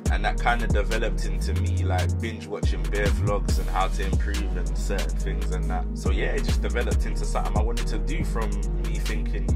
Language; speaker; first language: English; native; English